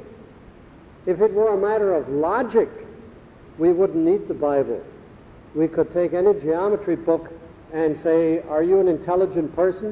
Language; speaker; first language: English; early bilingual, other home language; German